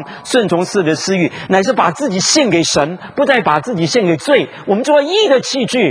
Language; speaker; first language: Chinese; native; Chinese